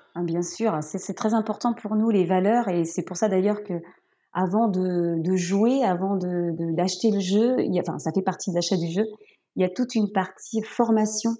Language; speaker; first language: French; native; French